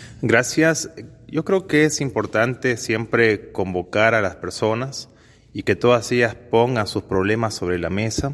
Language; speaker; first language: Spanish; native; Spanish